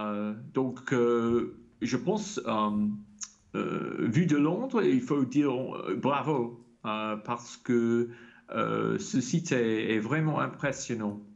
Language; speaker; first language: French; non-native, fluent; English